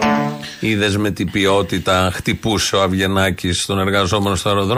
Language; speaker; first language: Greek; native; Greek